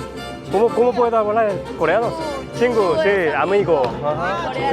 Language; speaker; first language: Spanish; non-native, fluent; Korean